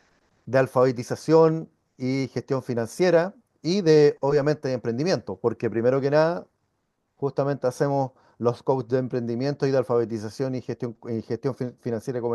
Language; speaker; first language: Spanish; native; Spanish